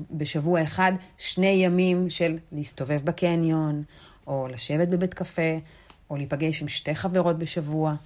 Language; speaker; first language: Hebrew; early bilingual, other home language; Russian